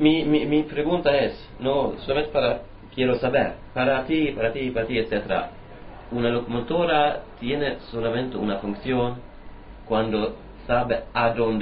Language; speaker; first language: Spanish; non-native, learner; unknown